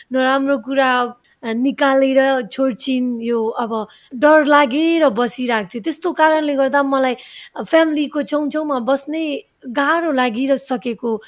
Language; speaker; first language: Nepali; early bilingual, heritage; Nepali